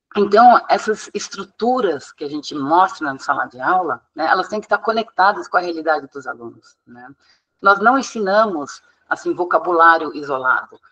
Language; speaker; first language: Portuguese; non-native, fluent; English